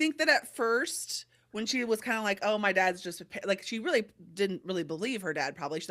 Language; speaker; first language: English; native; English